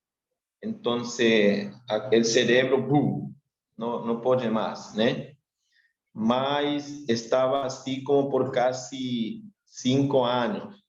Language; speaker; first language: Portuguese; non-native, learner; Spanish